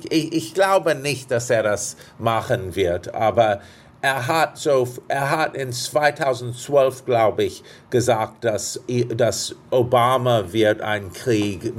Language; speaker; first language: German; non-native, fluent; English